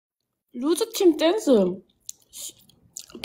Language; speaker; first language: English; non-native, learner; Korean